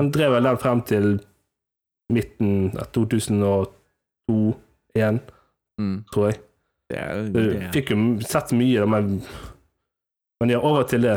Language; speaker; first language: Norwegian; native; Norwegian